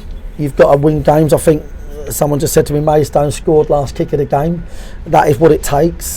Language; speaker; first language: English; native; English